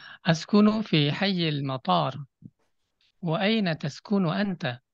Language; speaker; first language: Arabic; non-native, learner; Indonesian